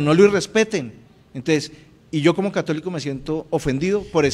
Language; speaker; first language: Spanish; native; Spanish